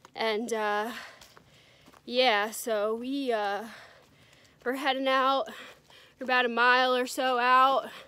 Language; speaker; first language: English; native; English